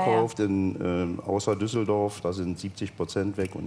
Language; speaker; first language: German; native; German